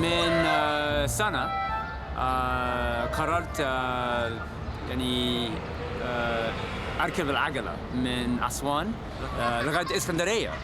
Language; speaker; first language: Arabic; non-native, fluent; English